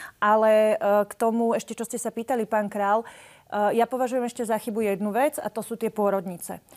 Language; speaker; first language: Slovak; native; Slovak